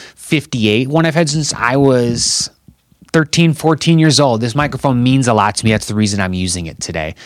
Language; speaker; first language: English; native; English